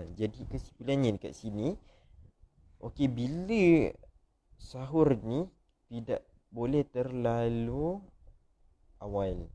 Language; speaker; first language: Malay; native; Malay